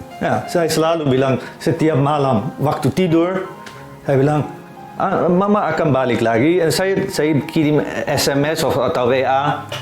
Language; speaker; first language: Indonesian; non-native, fluent; Dutch